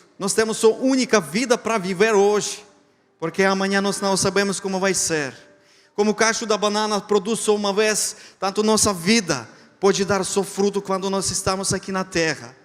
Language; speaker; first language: Portuguese; non-native, fluent; Ukrainian